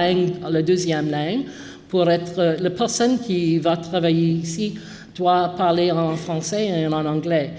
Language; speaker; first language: French; non-native, local second language; English